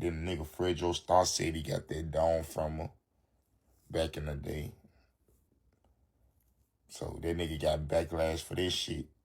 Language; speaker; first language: English; native; English